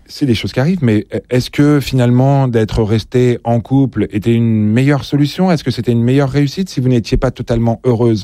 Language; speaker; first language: French; native; French